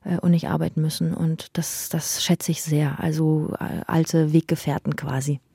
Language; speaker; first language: German; early bilingual, other home language; Persian